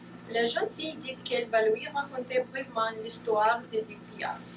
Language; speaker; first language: French; non-native, learner; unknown